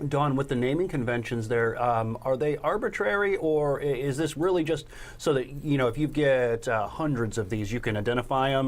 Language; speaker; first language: English; native; English